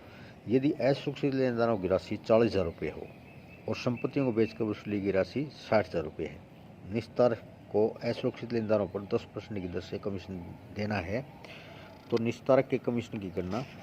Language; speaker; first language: Hindi; native; Hindi